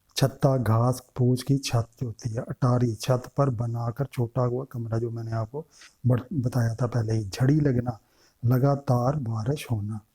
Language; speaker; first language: Urdu; non-native, local second language; Punjabi